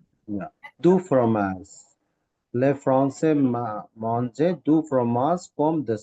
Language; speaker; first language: French; non-native, learner; Telugu